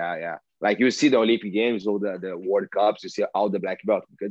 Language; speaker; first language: English; non-native, learner; Portuguese